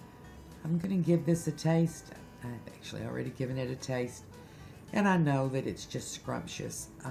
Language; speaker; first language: English; native; English